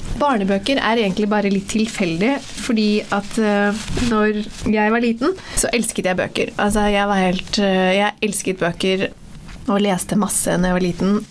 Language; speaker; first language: Norwegian; early bilingual, other home language; Somali